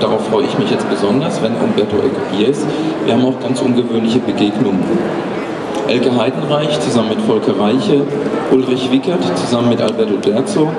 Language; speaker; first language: German; native; German